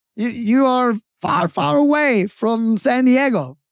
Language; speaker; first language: English; non-native, fluent; Spanish